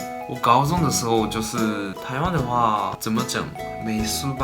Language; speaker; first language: Chinese; non-native, fluent; Japanese